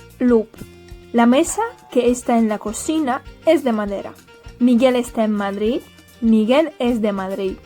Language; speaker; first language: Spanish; non-native, fluent; Polish